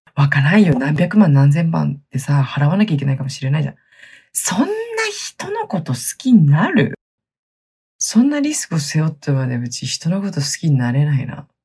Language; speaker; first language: Japanese; native; Japanese